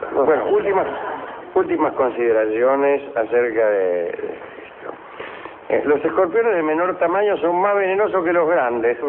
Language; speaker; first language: Spanish; native; Spanish